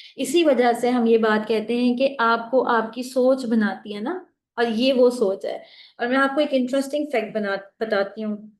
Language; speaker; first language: Urdu; native; Urdu